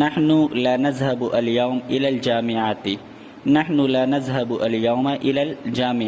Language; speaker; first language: Arabic; non-native, fluent; Urdu